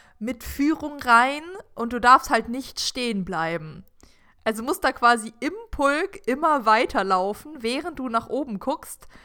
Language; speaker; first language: German; native; German